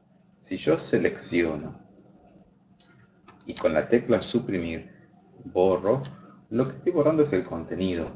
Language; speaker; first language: Spanish; native; Spanish